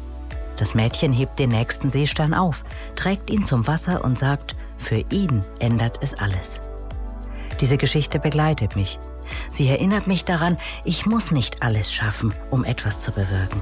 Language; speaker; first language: German; native; German